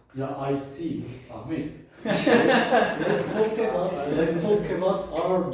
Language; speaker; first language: English; non-native, learner; Turkish